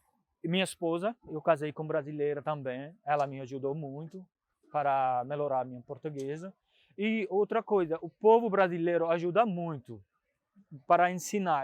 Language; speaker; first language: Portuguese; non-native, fluent; Punjabi